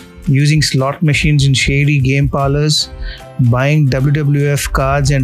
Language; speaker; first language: English; non-native, local second language; Tamil